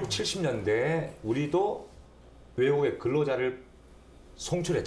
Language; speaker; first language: Korean; native; Korean